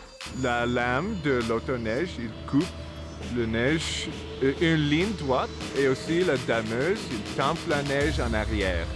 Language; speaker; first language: French; non-native, local second language; English